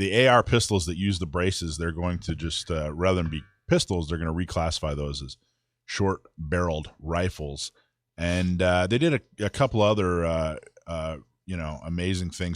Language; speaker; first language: English; native; English